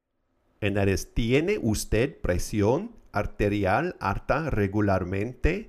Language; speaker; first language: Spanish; non-native, fluent; English